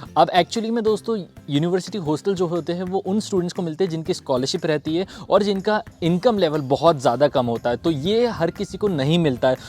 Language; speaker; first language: Hindi; native; Hindi